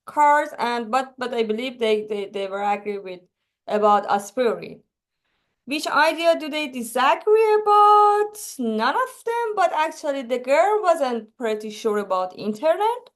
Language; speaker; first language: English; non-native, learner; Persian